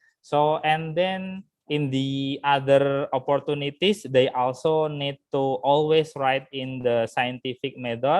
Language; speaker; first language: English; non-native, fluent; Indonesian